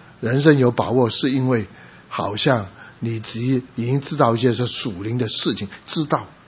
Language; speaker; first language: Chinese; non-native, local second language; Cantonese